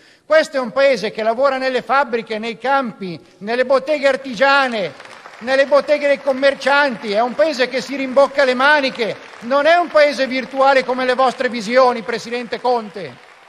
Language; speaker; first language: Italian; native; Italian